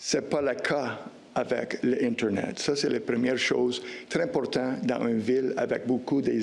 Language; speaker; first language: French; non-native, local second language; English